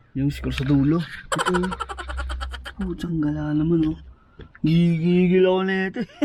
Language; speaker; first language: Filipino; native; Filipino